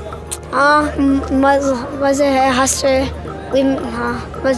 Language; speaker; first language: Hindi; early bilingual, heritage; Urdu